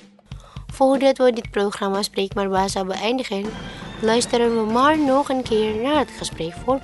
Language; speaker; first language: Dutch; non-native, local second language; Indonesian